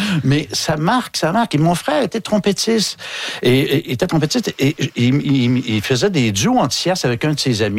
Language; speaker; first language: French; native; French